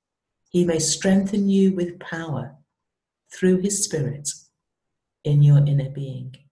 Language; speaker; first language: English; native; English